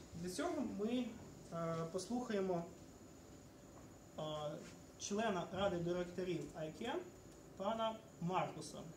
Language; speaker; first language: Ukrainian; native; Ukrainian